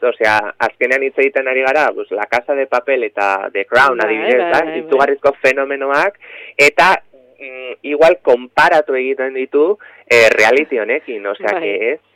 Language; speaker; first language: Basque; native; Basque